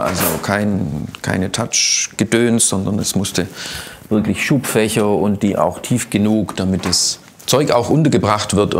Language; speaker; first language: German; native; German